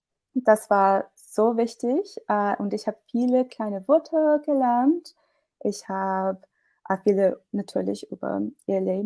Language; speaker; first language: German; non-native, fluent; English